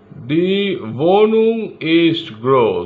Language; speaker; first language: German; non-native, learner; Bangla